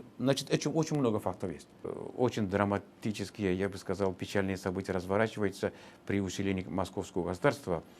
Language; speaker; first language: Russian; non-native, local second language; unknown